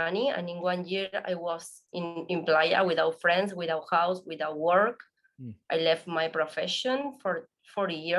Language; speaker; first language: English; non-native, learner; Spanish